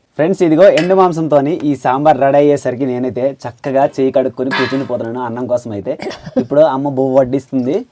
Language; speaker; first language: Telugu; non-native, local second language; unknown